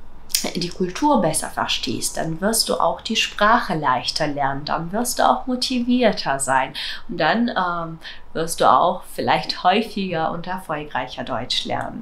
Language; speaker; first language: German; non-native, fluent; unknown